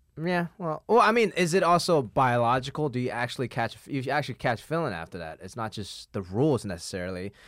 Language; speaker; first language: English; non-native, local second language; Cantonese